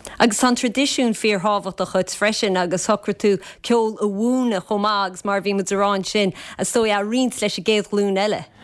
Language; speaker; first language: Irish; native; Irish